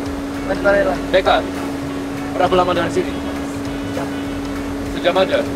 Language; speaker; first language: Indonesian; non-native, learner; English